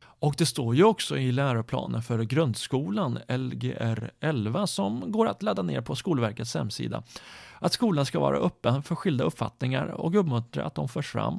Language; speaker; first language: Swedish; native; Swedish